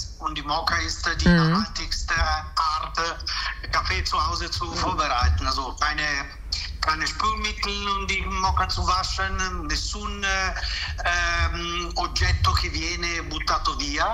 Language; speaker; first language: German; non-native, fluent; Italian